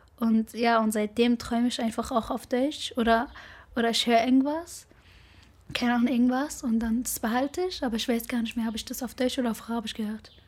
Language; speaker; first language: German; early bilingual, other home language; Arabic